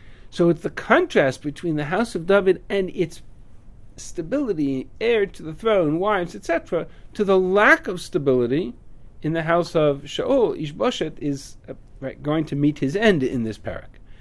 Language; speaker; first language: English; native; English